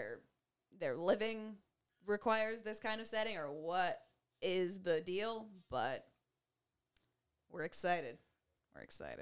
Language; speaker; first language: English; native; English